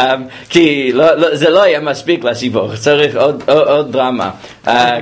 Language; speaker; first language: Hebrew; non-native, fluent; English